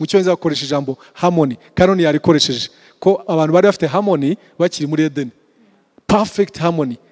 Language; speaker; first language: Kinyarwanda; early bilingual, heritage; Kinyarwanda